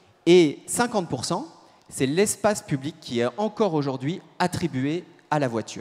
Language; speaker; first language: French; native; French